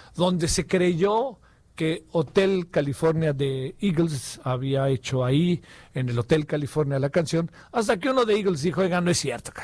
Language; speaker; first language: Spanish; native; Spanish